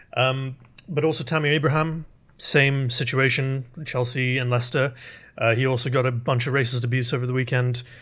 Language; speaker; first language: English; early bilingual, other home language; Urdu